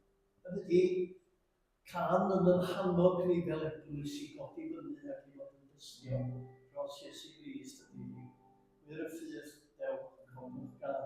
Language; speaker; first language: Welsh; native; Welsh